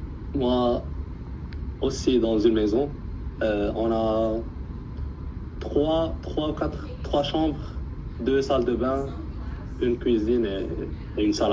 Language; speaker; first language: French; early bilingual, heritage; Arabic